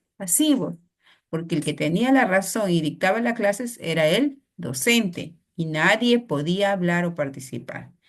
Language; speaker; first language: Spanish; native; Spanish